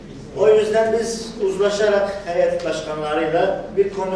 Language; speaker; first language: Turkish; native; Turkish